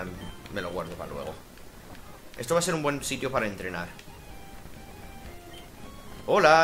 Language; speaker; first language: Spanish; native; Spanish